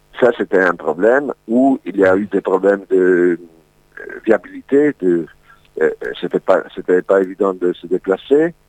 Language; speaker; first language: French; non-native, fluent; Italian